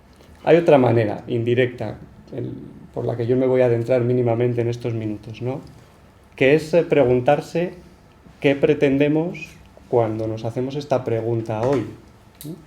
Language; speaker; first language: Spanish; native; Spanish